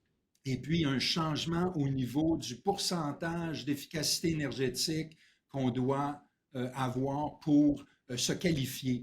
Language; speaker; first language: French; native; French